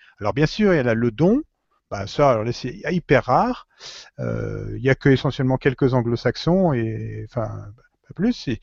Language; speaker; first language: French; native; French